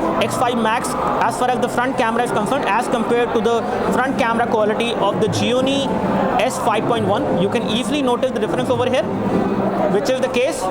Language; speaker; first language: English; non-native, local second language; Hindi